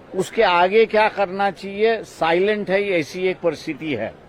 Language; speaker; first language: Hindi; non-native, local second language; Marathi